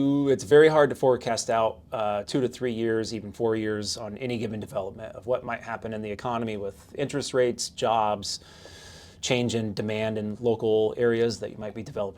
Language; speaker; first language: English; native; English